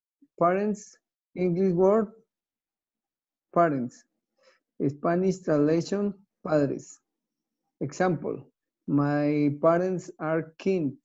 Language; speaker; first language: English; non-native, learner; Spanish